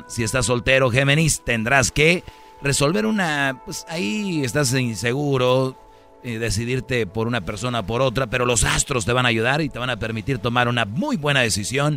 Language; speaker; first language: Spanish; native; Spanish